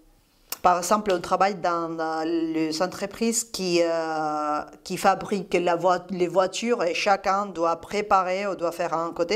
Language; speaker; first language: French; non-native, fluent; Spanish